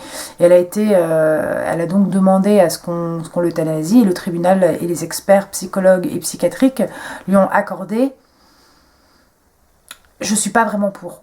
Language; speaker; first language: French; native; French